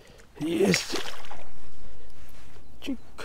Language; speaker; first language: Russian; native; Russian